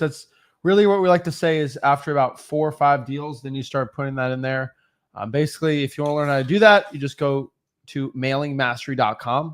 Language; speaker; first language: English; native; English